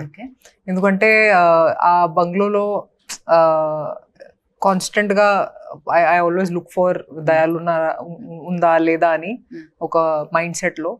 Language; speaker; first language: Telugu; non-native, fluent; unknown